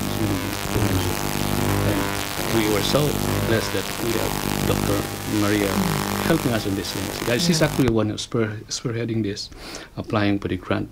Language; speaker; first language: English; non-native, local second language; Cebuano